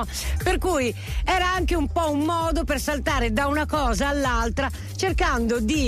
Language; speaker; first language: Italian; native; Italian